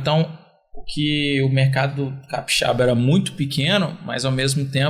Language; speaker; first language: Portuguese; native; Portuguese